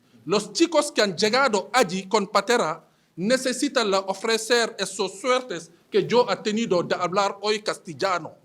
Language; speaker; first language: Spanish; non-native, fluent; Wolof